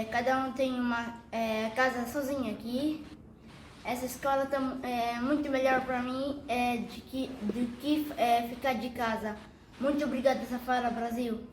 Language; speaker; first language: Portuguese; non-native, learner; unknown